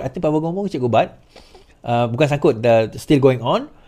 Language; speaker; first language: English; non-native, local second language; Malay